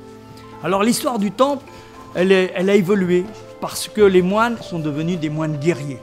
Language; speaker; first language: French; native; French